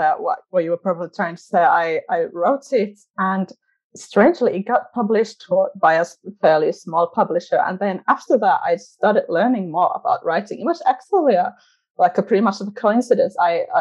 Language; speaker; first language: English; non-native, fluent; Finnish